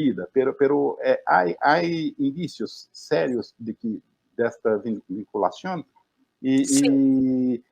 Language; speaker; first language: Spanish; non-native, learner; Portuguese